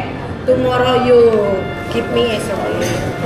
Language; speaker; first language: English; non-native, learner; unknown